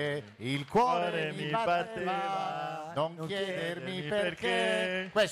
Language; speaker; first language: Italian; native; Italian